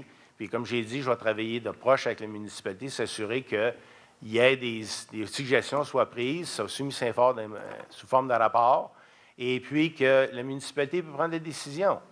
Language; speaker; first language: French; native; French